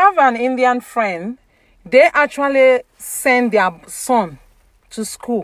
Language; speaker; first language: English; non-native, local second language; Yoruba